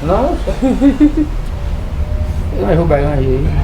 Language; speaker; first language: Portuguese; non-native, learner; Haitian Creole